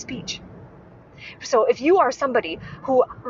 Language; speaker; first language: English; non-native, local second language; Cantonese